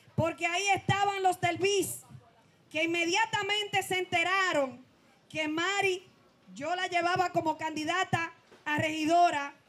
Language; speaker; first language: Spanish; native; Spanish